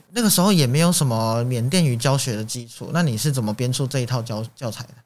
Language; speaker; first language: Chinese; native; Chinese